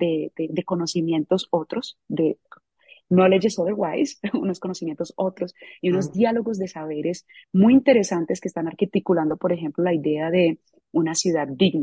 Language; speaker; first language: Spanish; native; Spanish